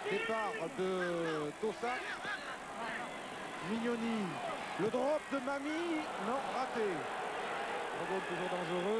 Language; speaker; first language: French; native; French